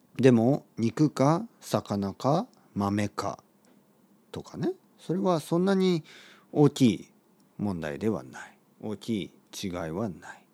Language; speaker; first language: Japanese; native; Japanese